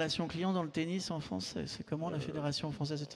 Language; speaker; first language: French; native; French